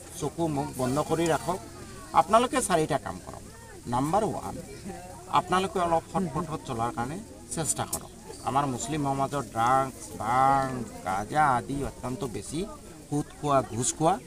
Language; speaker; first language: Assamese; non-native, local second language; Bangla